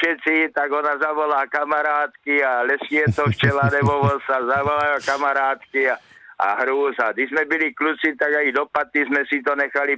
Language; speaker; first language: Czech; native; Czech